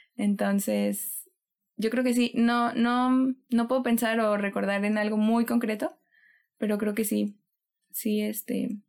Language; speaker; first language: Spanish; native; Spanish